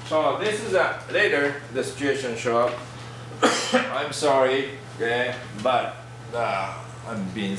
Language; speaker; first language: English; non-native, fluent; Japanese